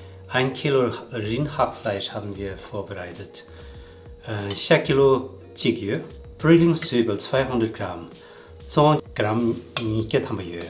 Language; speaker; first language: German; non-native, learner; Tibetan